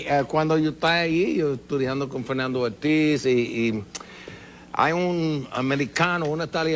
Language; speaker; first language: Spanish; non-native, learner; English